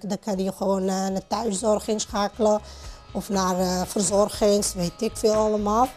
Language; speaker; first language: Dutch; non-native, fluent; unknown